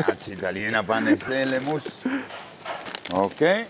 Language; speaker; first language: German; non-native, fluent; Italian